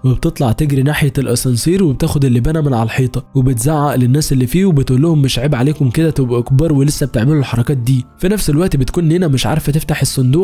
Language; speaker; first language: Arabic; native; Arabic